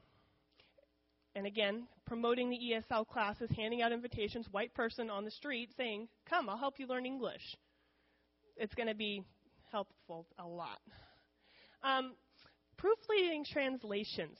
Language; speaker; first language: English; native; English